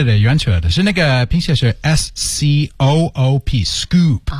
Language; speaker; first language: Chinese; non-native, learner; English